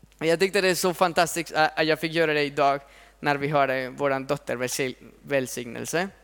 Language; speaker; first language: Swedish; non-native, fluent; Spanish